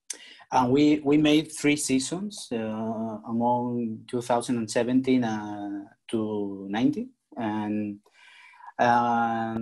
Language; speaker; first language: English; non-native, learner; Spanish